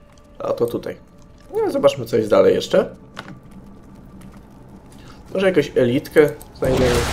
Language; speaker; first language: Polish; native; Polish